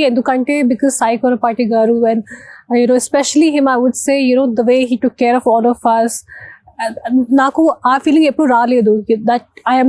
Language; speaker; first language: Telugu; non-native, local second language; Hindi